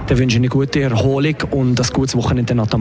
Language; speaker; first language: German; native; German